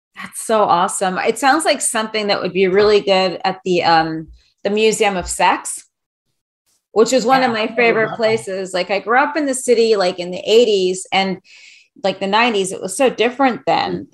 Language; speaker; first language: English; native; English